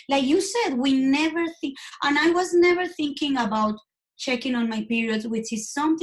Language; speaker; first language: English; non-native, fluent; Spanish